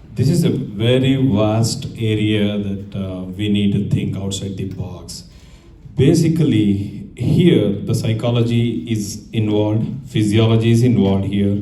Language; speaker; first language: English; non-native, local second language; Telugu